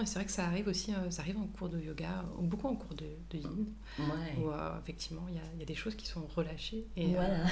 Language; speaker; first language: French; native; French